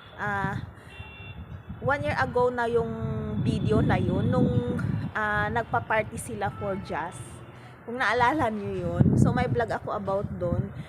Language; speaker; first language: Filipino; non-native, local second language; Iloko